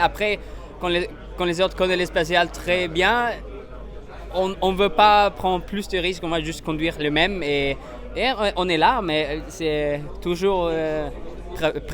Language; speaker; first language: French; non-native, fluent; Swedish